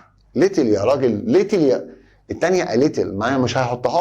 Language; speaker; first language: Arabic; native; Arabic